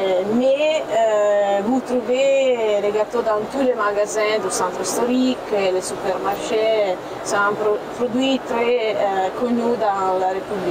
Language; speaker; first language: French; non-native, fluent; Italian